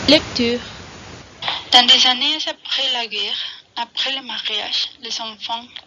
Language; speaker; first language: French; non-native, learner; Spanish